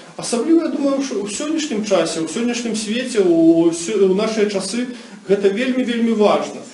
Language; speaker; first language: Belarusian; non-native, local second language; Russian